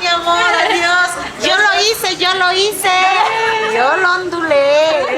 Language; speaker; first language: Spanish; native; Spanish